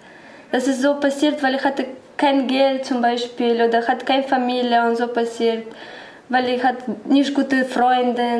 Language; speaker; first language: German; non-native, learner; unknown